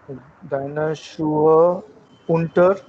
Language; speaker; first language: German; non-native, learner; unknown